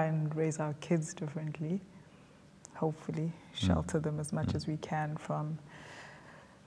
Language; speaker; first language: English; non-native, local second language; Zulu